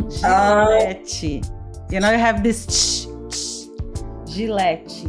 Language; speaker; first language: English; non-native, fluent; Portuguese